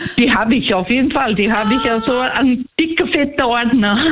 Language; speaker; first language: German; early bilingual, heritage; Portuguese